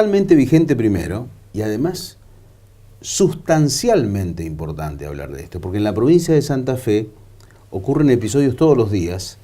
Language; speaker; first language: Spanish; native; Spanish